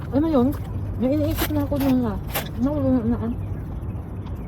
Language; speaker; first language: Filipino; non-native, local second language; Cebuano